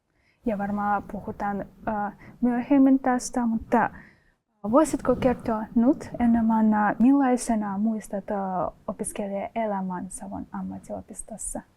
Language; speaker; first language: Finnish; non-native, fluent; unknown